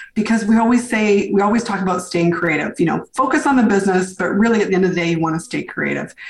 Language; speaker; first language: English; native; English